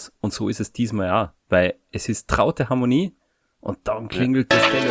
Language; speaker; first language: German; native; German